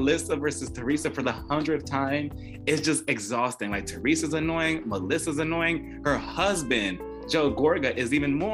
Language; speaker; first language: English; native; English